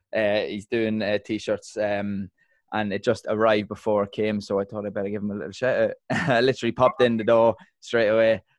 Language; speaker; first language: English; native; English